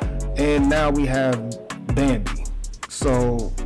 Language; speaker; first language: English; native; English